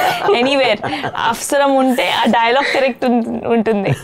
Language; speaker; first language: Telugu; non-native, learner; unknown